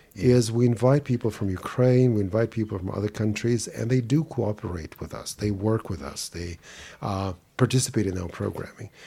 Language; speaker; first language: English; non-native, fluent; Russian